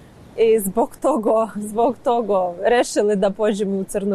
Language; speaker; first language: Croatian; non-native, learner; Ukrainian